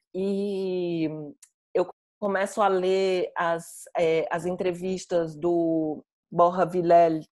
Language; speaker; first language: Portuguese; native; Portuguese